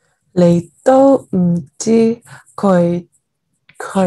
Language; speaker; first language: Cantonese; non-native, learner; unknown